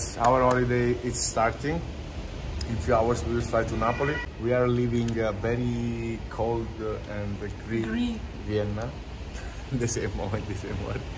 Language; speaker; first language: English; non-native, fluent; Italian